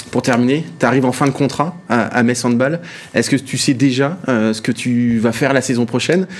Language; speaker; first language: French; native; French